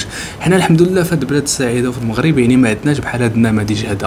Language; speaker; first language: Arabic; native; Arabic